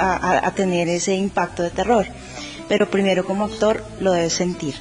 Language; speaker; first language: Spanish; native; Spanish